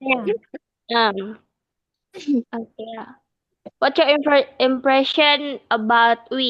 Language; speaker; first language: English; non-native, learner; Indonesian